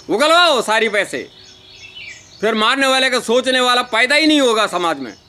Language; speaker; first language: Hindi; non-native, local second language; Telugu